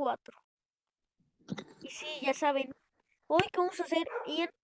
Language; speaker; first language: Spanish; native; Spanish